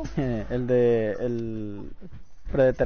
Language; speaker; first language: Spanish; native; Spanish